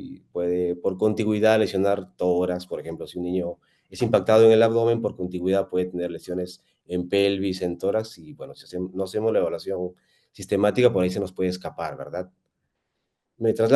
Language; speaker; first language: Spanish; native; Spanish